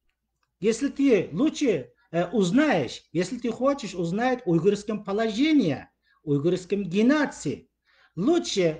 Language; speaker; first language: Russian; non-native, learner; Uyghur